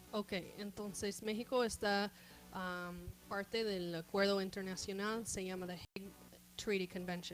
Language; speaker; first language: Spanish; non-native, fluent; English